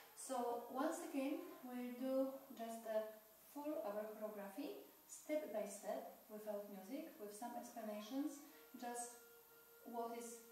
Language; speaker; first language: English; non-native, fluent; Polish